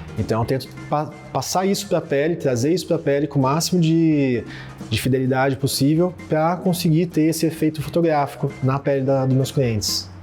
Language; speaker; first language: Portuguese; native; Portuguese